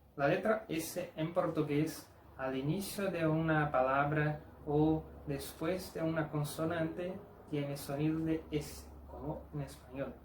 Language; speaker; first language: Spanish; non-native, fluent; Portuguese